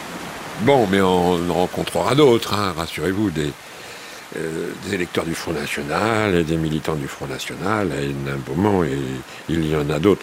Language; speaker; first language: French; native; French